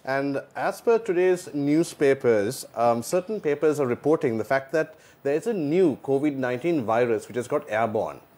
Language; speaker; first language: English; non-native, local second language; Sinhala